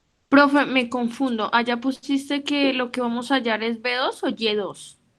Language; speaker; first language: Spanish; native; Spanish